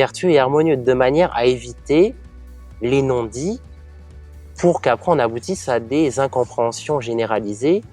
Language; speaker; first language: French; native; French